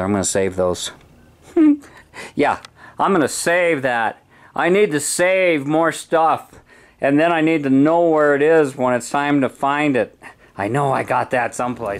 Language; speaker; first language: English; native; English